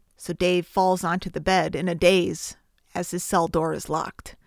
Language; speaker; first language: English; native; English